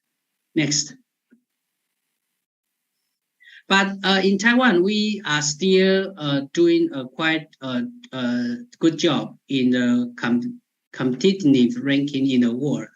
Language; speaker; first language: English; non-native, fluent; Chinese